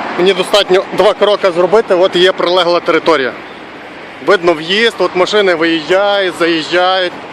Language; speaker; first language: Ukrainian; native; Ukrainian